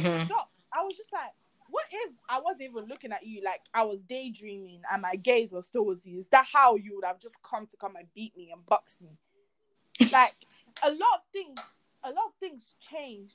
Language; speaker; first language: English; non-native, local second language; Yoruba